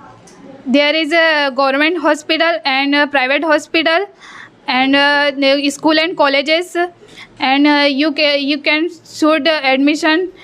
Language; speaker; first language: English; non-native, learner; Hindi